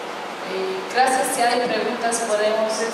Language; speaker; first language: Spanish; non-native, fluent; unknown